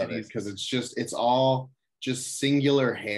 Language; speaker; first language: English; native; English